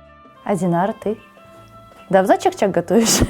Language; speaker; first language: Russian; native; Russian